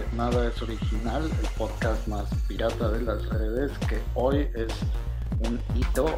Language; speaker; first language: Spanish; native; Spanish